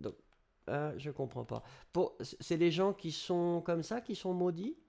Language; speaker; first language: French; native; French